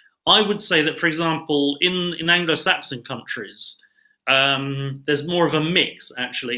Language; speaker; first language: English; native; English